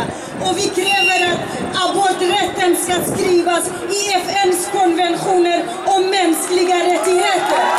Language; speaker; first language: Swedish; non-native, fluent; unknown